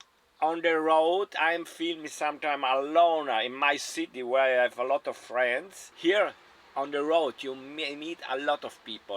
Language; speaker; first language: English; non-native, learner; German